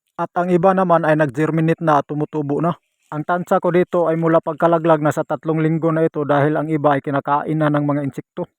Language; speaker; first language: Filipino; non-native, local second language; Cebuano